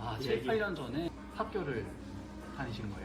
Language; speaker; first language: Korean; native; Korean